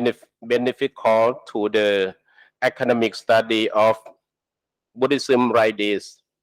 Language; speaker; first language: English; non-native, learner; Thai